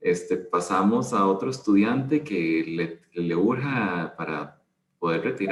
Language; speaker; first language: Spanish; native; Spanish